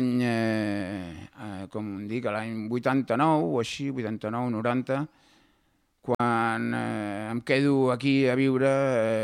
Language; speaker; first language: Catalan; native; Catalan